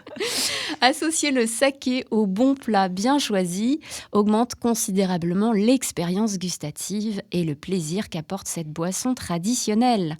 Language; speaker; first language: French; native; French